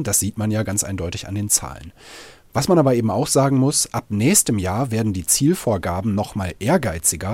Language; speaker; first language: German; native; German